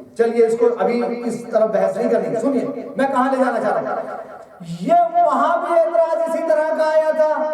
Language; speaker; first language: Urdu; native; Urdu